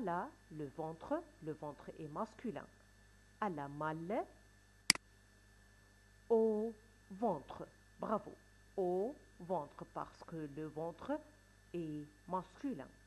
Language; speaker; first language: French; non-native, fluent; Arabic